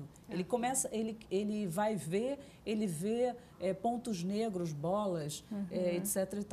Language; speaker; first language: Portuguese; native; Portuguese